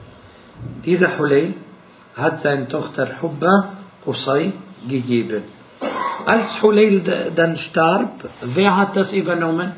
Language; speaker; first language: German; non-native, fluent; Arabic